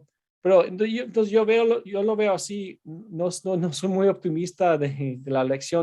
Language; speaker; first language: Spanish; non-native, fluent; English